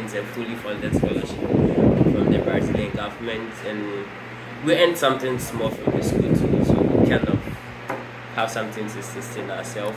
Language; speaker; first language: English; non-native, local second language; Akan